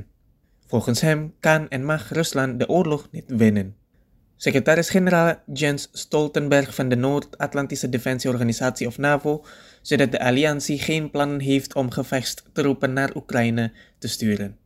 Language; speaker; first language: Dutch; non-native, fluent; Indonesian